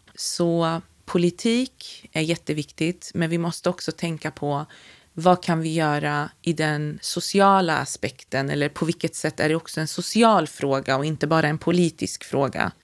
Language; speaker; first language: Swedish; native; Swedish